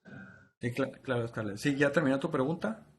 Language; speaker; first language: Spanish; native; Spanish